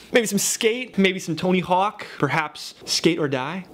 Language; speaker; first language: English; native; English